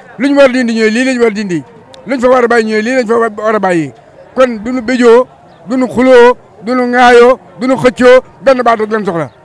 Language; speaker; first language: Wolof; native; Wolof